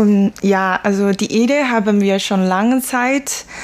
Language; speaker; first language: German; non-native, learner; Chinese